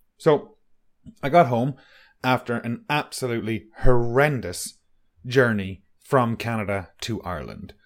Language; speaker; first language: English; native; English